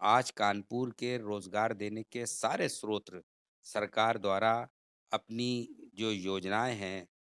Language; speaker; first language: Hindi; native; Hindi